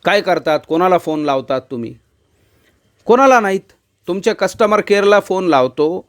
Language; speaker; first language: Marathi; non-native, local second language; Urdu